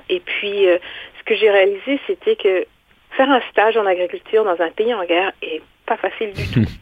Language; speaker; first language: French; non-native, local second language; Kinyarwanda